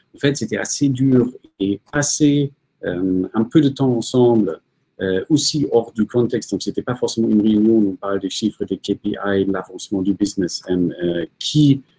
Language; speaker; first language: French; non-native, fluent; German